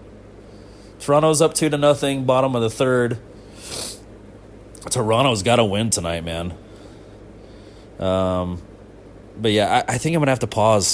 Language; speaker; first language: English; native; English